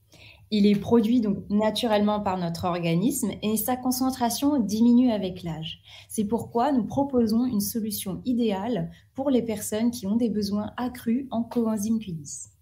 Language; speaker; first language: French; native; French